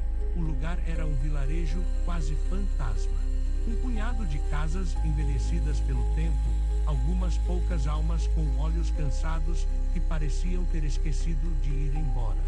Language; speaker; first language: Portuguese; native; Portuguese